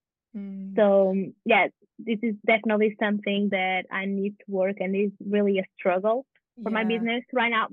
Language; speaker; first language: English; non-native, fluent; Portuguese